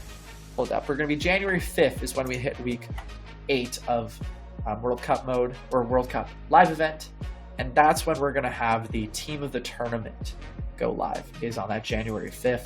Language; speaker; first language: English; native; English